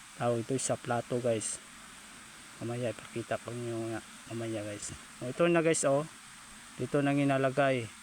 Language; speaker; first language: Filipino; non-native, local second language; Cebuano